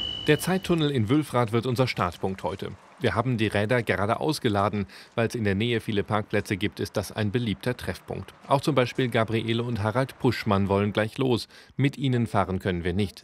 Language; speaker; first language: German; native; German